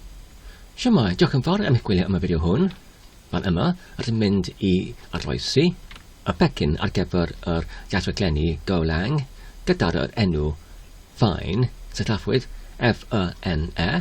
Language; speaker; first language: Welsh; non-native, learner; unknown